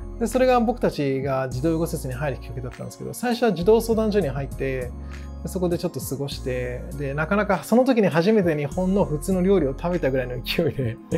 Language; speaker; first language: Japanese; early bilingual, other home language; English